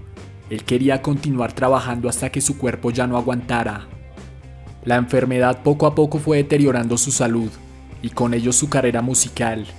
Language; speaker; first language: Spanish; native; Spanish